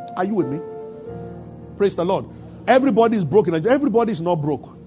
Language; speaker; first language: English; non-native, local second language; Yoruba